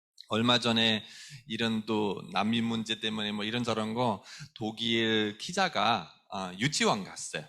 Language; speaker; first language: Korean; non-native, fluent; German